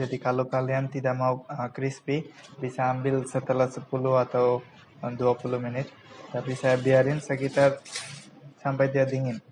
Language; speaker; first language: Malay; non-native, local second language; Bangla